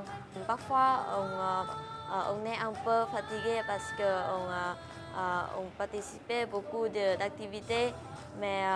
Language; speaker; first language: French; non-native, learner; Vietnamese